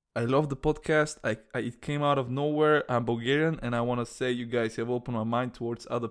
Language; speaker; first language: English; non-native, fluent; Bulgarian